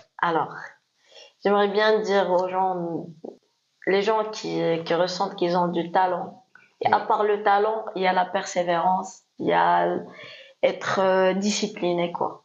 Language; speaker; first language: French; non-native, local second language; Arabic